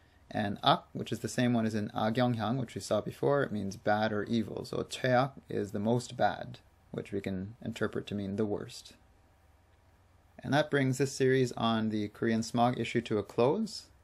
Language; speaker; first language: English; native; English